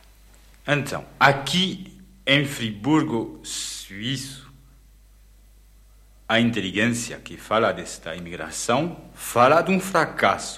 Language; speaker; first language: Portuguese; non-native, fluent; French